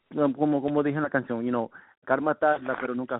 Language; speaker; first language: Spanish; early bilingual, heritage; Spanish